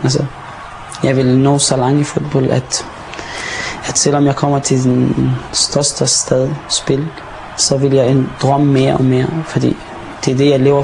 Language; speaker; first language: Danish; non-native, fluent; Arabic